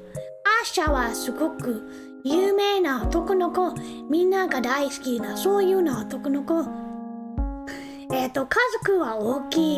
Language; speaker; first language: Japanese; non-native, learner; English